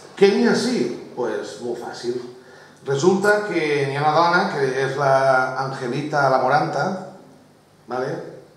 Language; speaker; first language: Spanish; non-native, local second language; Catalan